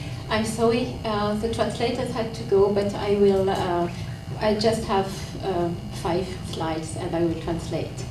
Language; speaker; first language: English; non-native, fluent; French